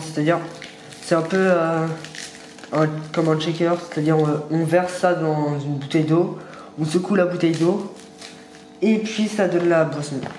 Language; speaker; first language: French; native; French